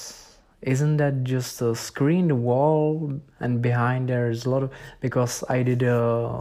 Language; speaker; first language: English; non-native, fluent; Czech